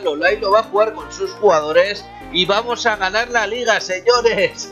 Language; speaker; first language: Spanish; native; Spanish